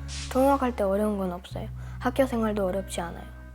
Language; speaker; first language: Korean; early bilingual, other home language; Russian